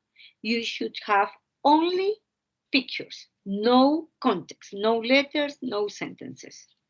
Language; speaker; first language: English; non-native, fluent; Spanish